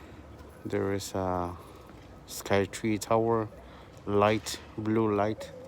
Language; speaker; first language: English; non-native, learner; Spanish